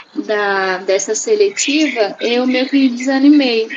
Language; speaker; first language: Portuguese; native; Portuguese